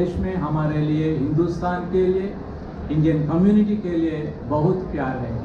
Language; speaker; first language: Hindi; non-native, local second language; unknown